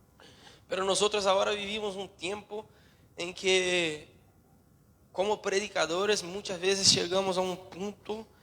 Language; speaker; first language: Spanish; non-native, learner; Portuguese